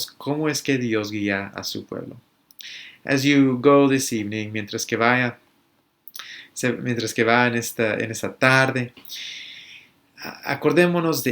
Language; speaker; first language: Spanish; early bilingual, other home language; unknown